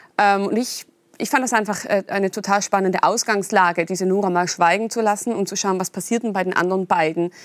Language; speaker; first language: German; native; German